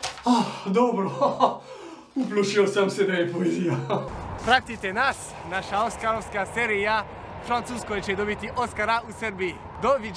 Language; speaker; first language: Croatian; non-native, learner; French